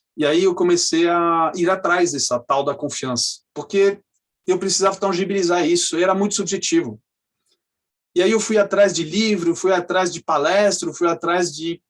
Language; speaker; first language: Portuguese; non-native, fluent; French